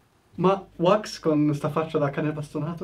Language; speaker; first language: Italian; native; Italian